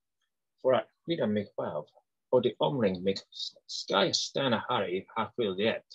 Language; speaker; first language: Swedish; non-native, learner; English